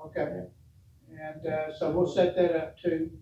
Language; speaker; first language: English; native; English